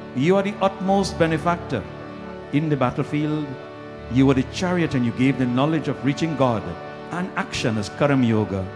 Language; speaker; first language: English; native; English